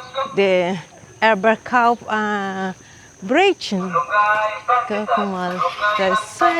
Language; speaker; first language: German; non-native, fluent; Filipino